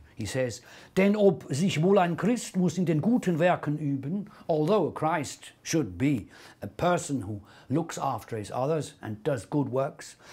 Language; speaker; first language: German; native; German